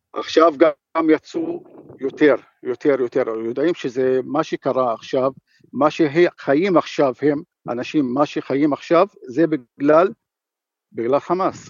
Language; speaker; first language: Hebrew; non-native, fluent; Arabic